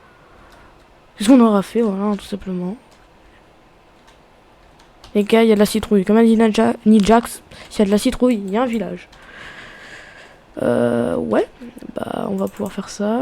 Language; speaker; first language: French; native; French